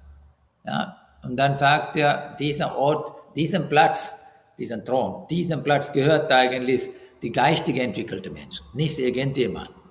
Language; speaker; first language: German; non-native, learner; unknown